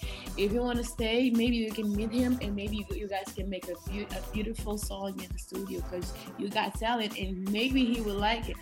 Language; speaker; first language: English; non-native, learner; Kabuverdianu